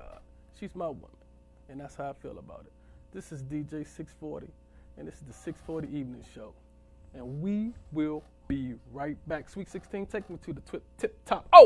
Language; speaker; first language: English; native; English